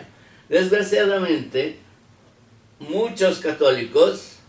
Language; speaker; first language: Spanish; non-native, fluent; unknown